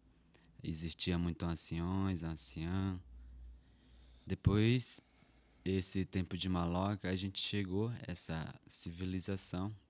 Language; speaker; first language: Portuguese; non-native, local second language; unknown